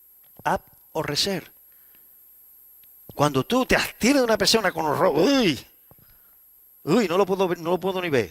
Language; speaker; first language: Spanish; native; Spanish